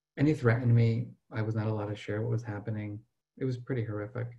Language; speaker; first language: English; native; English